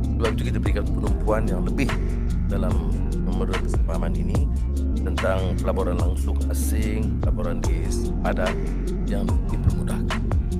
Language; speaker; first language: Malay; native; Malay